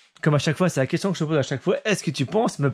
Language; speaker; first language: French; native; French